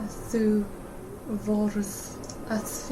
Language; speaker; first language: Icelandic; non-native, learner; English